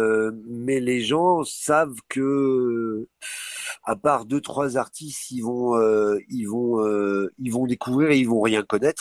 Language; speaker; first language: French; native; French